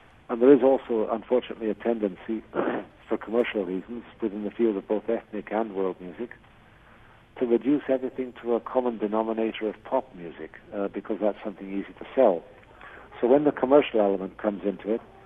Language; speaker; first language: English; native; English